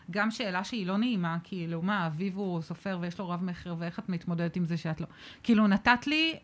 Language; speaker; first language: Hebrew; native; Hebrew